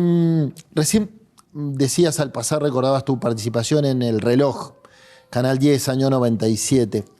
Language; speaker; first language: Spanish; native; Spanish